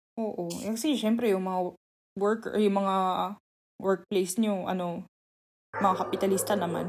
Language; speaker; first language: Filipino; native; Filipino